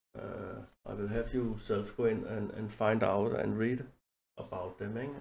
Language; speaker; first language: English; non-native, learner; Danish